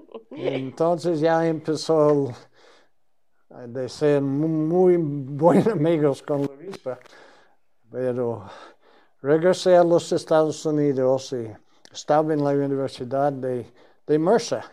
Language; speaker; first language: Spanish; non-native, fluent; English